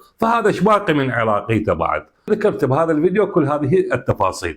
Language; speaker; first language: Arabic; native; Arabic